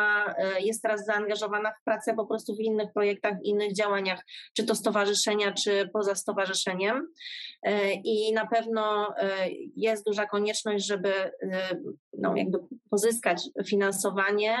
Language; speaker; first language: Polish; native; Polish